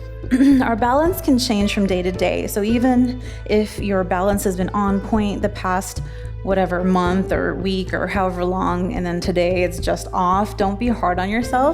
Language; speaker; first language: English; native; English